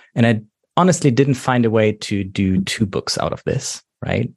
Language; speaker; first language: English; non-native, fluent; German